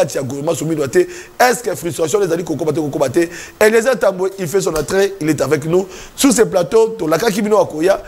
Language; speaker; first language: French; non-native, local second language; Lingala